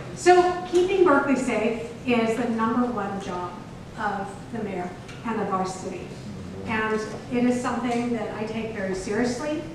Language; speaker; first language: English; native; English